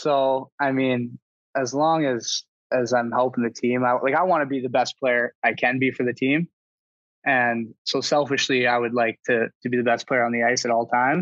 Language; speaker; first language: English; native; English